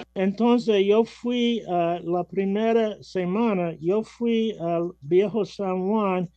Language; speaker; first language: Spanish; non-native, learner; English